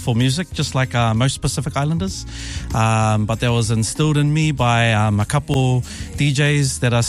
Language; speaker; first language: English; native; English